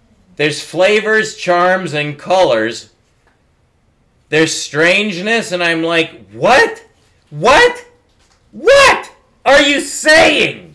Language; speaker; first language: English; native; English